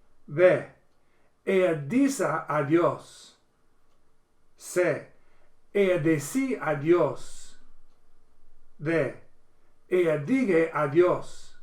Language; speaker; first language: Spanish; non-native, fluent; English